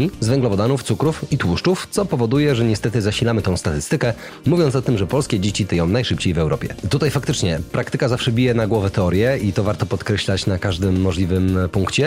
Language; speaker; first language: Polish; native; Polish